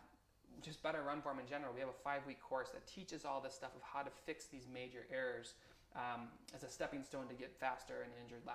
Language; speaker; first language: English; native; English